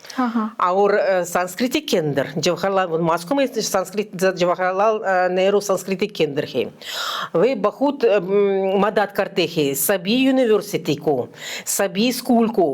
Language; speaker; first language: Hindi; non-native, fluent; Russian